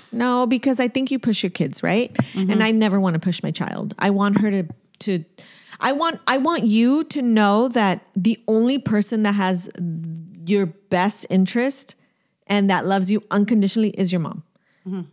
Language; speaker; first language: English; early bilingual, other home language; Spanish